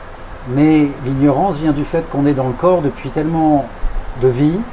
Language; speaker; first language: French; native; French